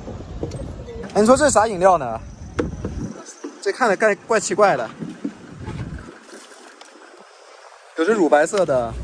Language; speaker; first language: Chinese; native; Chinese